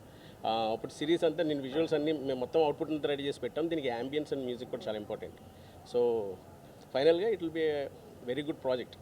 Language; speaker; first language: Telugu; native; Telugu